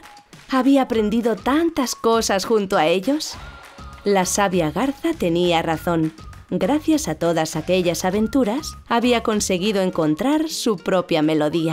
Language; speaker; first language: Spanish; native; Spanish